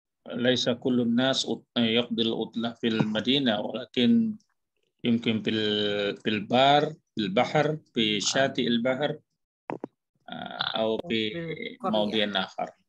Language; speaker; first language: Arabic; non-native, learner; Indonesian